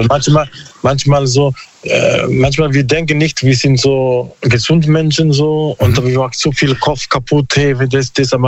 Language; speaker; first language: German; non-native, learner; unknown